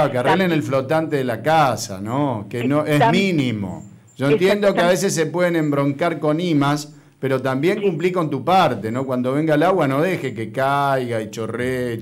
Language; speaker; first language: Spanish; native; Spanish